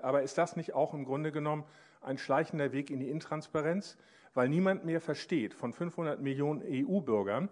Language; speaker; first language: German; native; German